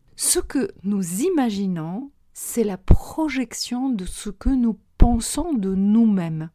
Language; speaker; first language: French; non-native, fluent; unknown